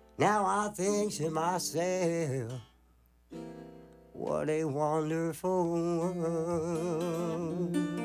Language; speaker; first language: English; native; English